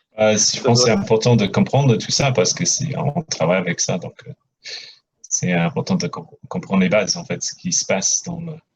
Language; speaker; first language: French; non-native, fluent; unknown